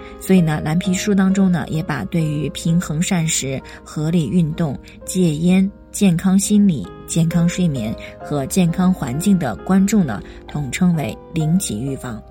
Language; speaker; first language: Chinese; native; Chinese